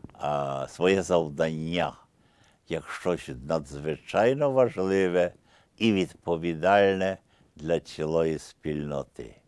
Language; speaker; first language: Ukrainian; early bilingual, heritage; Ukrainian